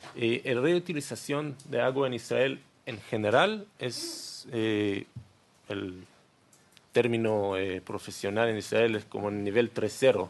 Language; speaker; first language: Spanish; non-native, learner; Hebrew